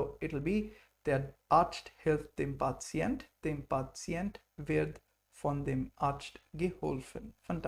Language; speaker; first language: German; non-native, fluent; English